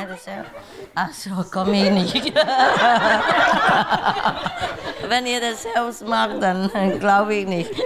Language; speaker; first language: German; non-native, learner; Vietnamese